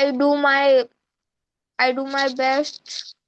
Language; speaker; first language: English; non-native, learner; Hindi